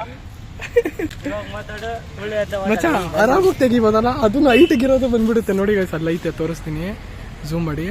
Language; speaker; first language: Kannada; native; Kannada